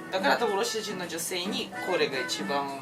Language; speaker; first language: Japanese; non-native, fluent; Russian